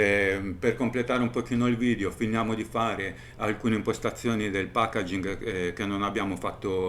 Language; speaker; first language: Italian; native; Italian